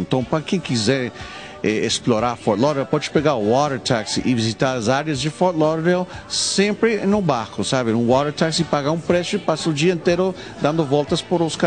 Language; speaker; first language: Portuguese; non-native, fluent; Spanish